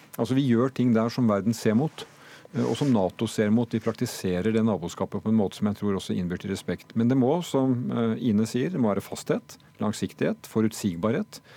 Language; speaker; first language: Norwegian; native; Norwegian